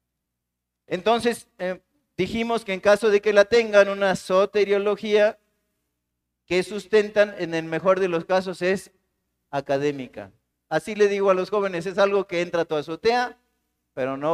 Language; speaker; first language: Spanish; native; Spanish